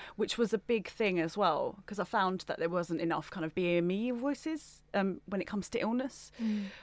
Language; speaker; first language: English; native; English